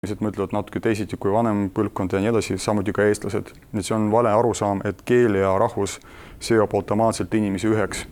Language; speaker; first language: Estonian; non-native, fluent; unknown